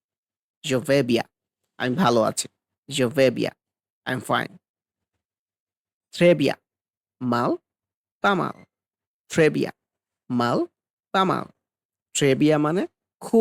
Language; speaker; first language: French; non-native, fluent; Bangla